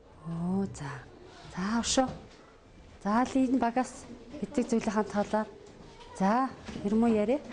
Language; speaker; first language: Mongolian; native; Mongolian